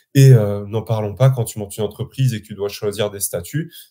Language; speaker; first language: French; native; French